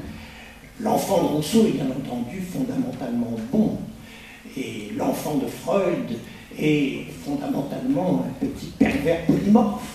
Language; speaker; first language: French; native; French